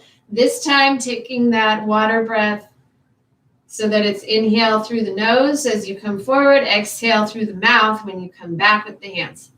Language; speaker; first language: English; native; English